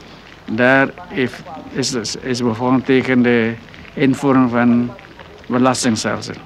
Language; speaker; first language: Dutch; non-native, local second language; Minangkabau